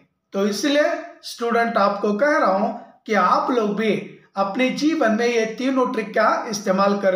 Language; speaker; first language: Hindi; non-native, local second language; Kannada